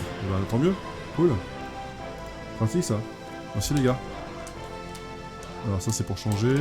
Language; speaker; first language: French; native; French